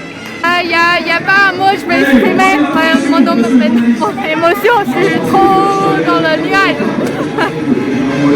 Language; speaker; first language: French; non-native, learner; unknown